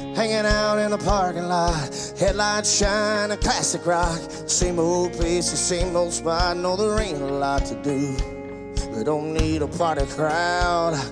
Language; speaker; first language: English; native; English